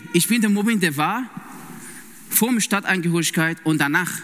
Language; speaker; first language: German; non-native, fluent; Persian